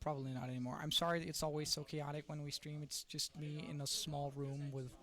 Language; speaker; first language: English; non-native, fluent; Danish